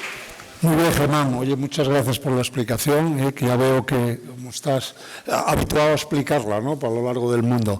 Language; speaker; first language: Spanish; native; Spanish